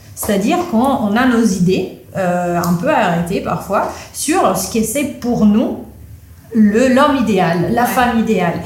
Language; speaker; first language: French; non-native, fluent; Italian